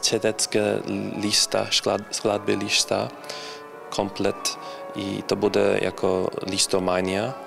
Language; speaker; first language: Czech; non-native, learner; Polish